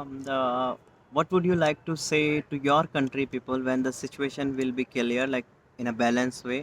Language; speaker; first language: English; non-native, local second language; Hindi